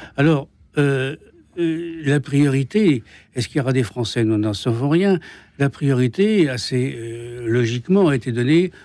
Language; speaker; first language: French; native; French